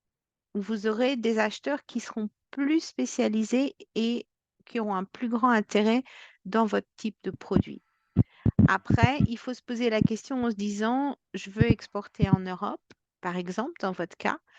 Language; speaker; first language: French; native; French